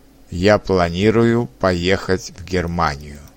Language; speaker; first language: Russian; non-native, learner; Czech